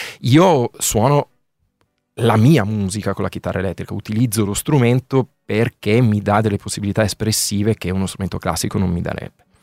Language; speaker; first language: Italian; native; Italian